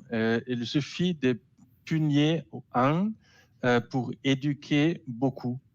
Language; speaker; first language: French; non-native, learner; German